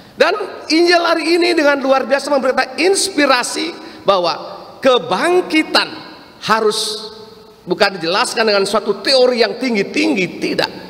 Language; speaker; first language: Indonesian; non-native, local second language; Balinese